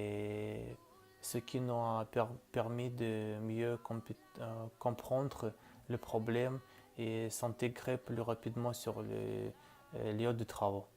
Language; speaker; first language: French; non-native, learner; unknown